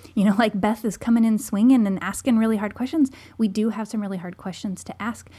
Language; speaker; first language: English; native; English